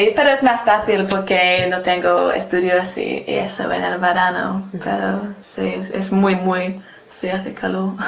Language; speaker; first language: Spanish; non-native, learner; English